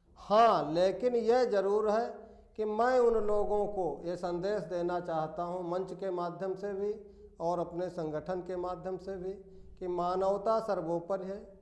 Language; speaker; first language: Hindi; native; Hindi